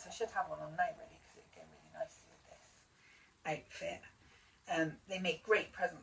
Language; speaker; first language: English; native; English